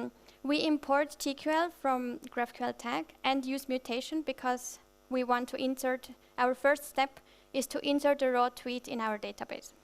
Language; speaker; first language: English; non-native, fluent; German